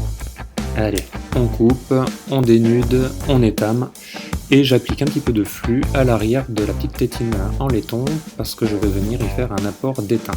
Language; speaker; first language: French; native; French